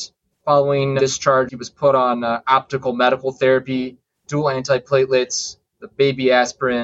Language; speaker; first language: English; native; English